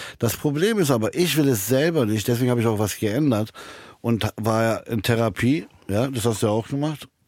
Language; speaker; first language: German; early bilingual, other home language; Arabic